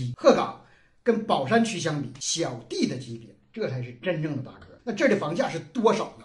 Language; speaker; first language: Chinese; native; Chinese